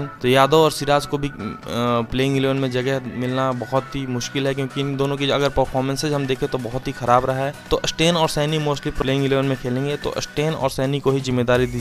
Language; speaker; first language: Hindi; native; Hindi